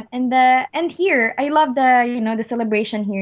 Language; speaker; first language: English; non-native, local second language; Cebuano